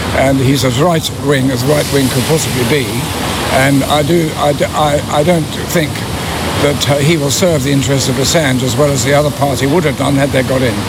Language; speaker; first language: English; native; English